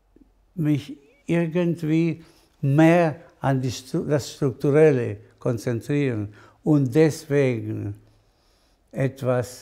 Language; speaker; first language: German; non-native, fluent; Spanish